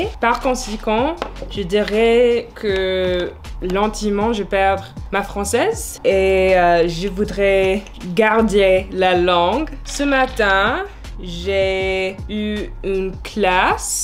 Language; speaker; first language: French; non-native, learner; English